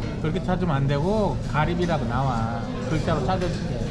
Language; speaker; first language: Korean; native; Korean